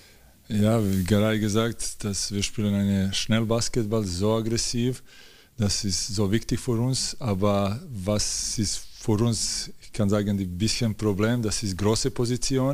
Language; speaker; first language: German; non-native, learner; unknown